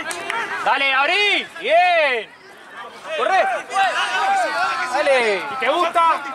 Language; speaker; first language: Spanish; native; Spanish